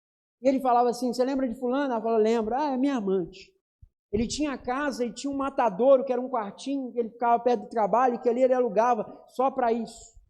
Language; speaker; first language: Portuguese; native; Portuguese